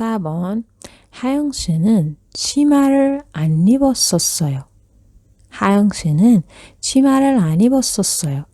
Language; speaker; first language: Korean; non-native, fluent; Persian